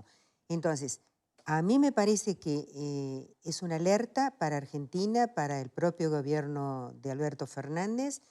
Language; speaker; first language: Spanish; native; Spanish